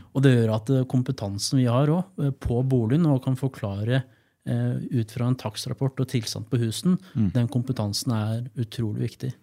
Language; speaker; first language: Norwegian; native; Norwegian